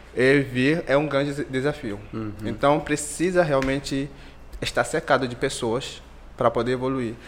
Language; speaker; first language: Portuguese; non-native, fluent; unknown